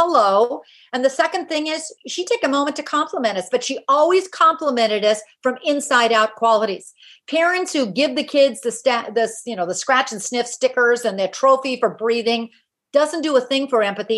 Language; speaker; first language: English; native; English